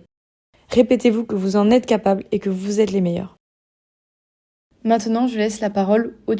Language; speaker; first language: French; native; French